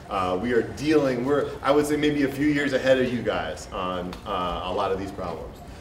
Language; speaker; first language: English; native; English